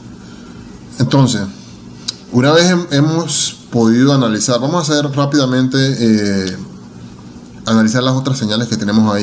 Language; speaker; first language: Spanish; native; Spanish